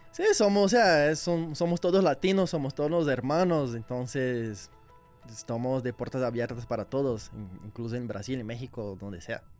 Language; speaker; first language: Spanish; non-native, learner; Portuguese